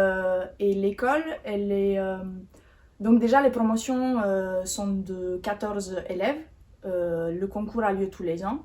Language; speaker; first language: French; native; French